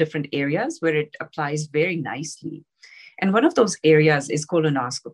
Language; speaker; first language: English; non-native, local second language; Urdu